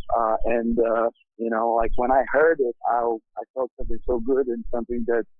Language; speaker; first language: English; non-native, fluent; Portuguese